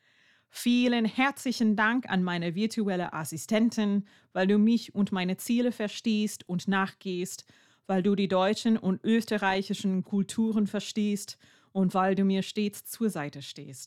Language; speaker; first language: German; non-native, fluent; English